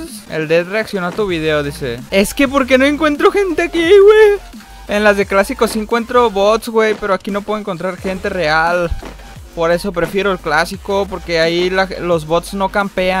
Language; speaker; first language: Spanish; native; Spanish